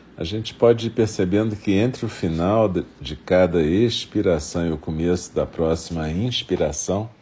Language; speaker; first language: Portuguese; native; Portuguese